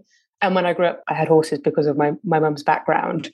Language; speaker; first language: English; native; English